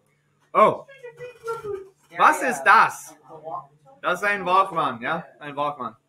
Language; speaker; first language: German; non-native, fluent; English